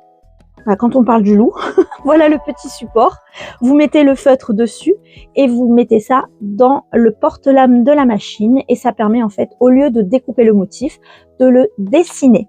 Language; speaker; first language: French; native; French